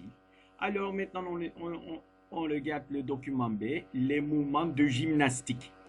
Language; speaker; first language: French; non-native, fluent; Turkish